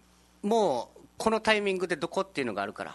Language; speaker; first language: Japanese; native; Japanese